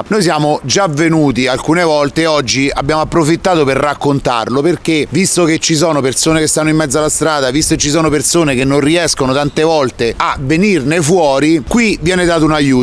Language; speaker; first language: Italian; native; Italian